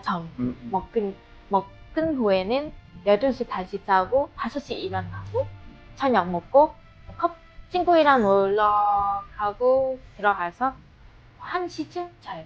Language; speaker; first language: Korean; non-native, fluent; Vietnamese